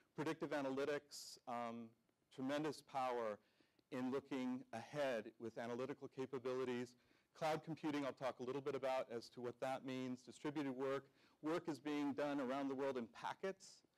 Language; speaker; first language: English; native; English